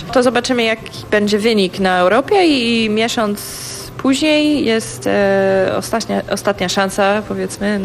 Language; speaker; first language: Polish; non-native, fluent; English